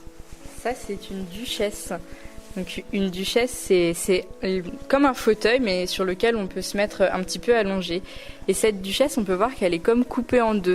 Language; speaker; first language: French; native; French